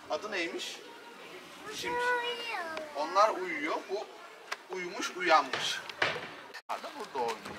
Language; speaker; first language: Turkish; native; Turkish